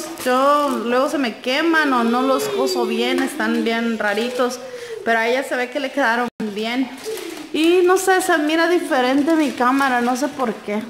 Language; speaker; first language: Spanish; native; Spanish